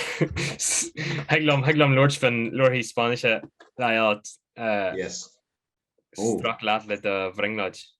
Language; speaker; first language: Irish; native; Irish